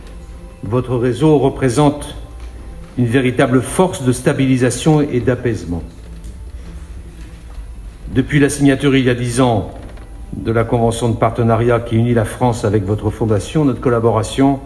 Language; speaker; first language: French; native; French